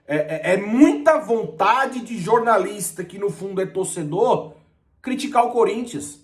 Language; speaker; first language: Portuguese; native; Portuguese